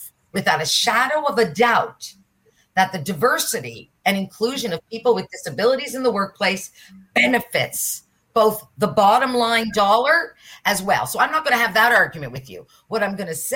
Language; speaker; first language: English; native; English